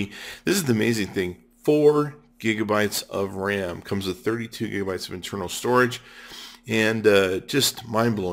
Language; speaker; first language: English; native; English